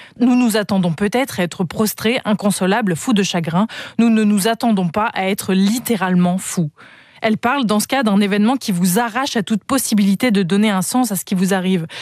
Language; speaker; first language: French; native; French